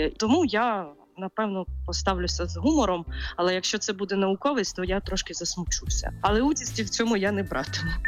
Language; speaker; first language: Ukrainian; native; Ukrainian